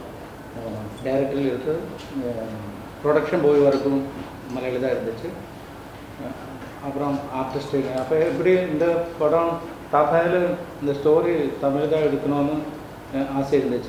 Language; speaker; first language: Tamil; non-native, learner; Malayalam